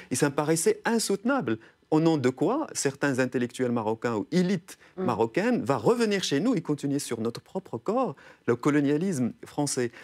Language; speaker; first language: French; non-native, local second language; Arabic